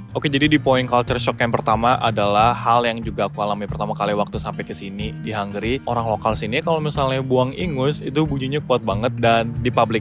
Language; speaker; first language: Indonesian; native; Indonesian